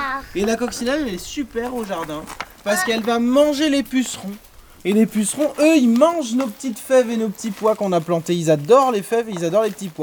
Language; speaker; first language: French; native; French